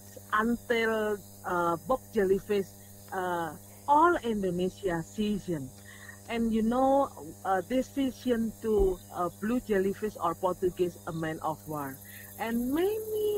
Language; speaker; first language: English; non-native, learner; Indonesian